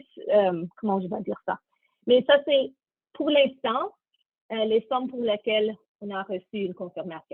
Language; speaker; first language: French; non-native, learner; English